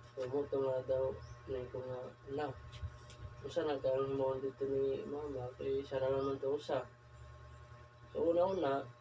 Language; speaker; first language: Cebuano; non-native, local second language; Waray